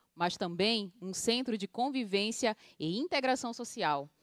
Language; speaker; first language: Portuguese; native; Portuguese